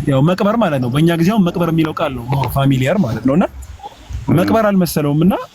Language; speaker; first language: Amharic; native; Amharic